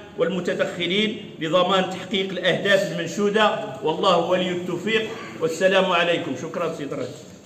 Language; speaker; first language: Arabic; non-native, local second language; Riffian